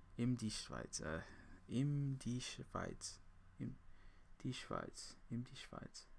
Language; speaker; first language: German; non-native, learner; English